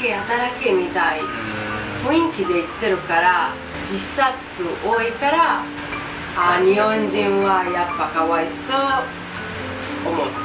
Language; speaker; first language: Japanese; non-native, learner; Italian